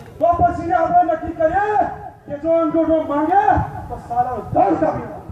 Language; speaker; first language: Gujarati; non-native, local second language; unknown